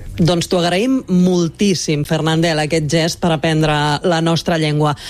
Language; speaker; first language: Catalan; native; Catalan